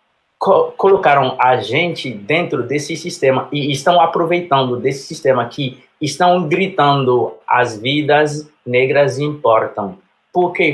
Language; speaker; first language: Portuguese; non-native, fluent; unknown